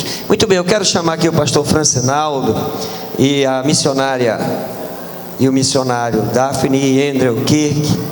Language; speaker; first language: Portuguese; native; Portuguese